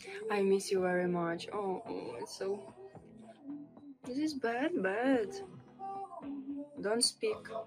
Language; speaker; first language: English; non-native, learner; Ukrainian